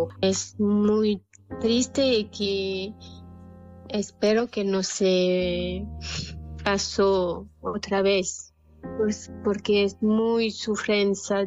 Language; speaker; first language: Spanish; non-native, learner; French